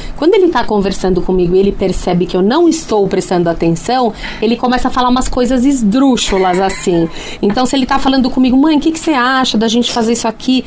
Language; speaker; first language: Portuguese; native; Portuguese